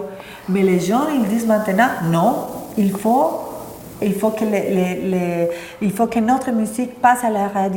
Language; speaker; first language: French; non-native, fluent; Spanish